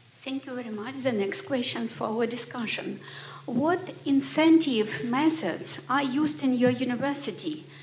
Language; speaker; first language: English; non-native, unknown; Ukrainian